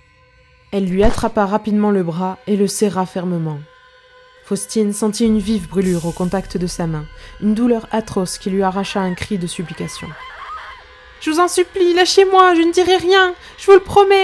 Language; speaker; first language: French; native; French